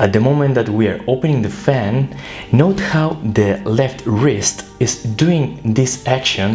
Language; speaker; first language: English; non-native, fluent; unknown